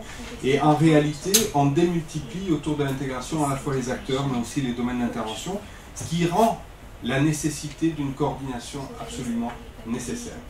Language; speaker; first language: French; native; French